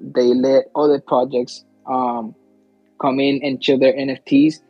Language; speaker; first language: English; early bilingual, other home language; Spanish